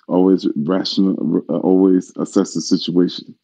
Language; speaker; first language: English; native; English